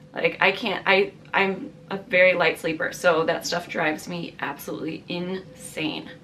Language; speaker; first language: English; early bilingual, other home language; Italian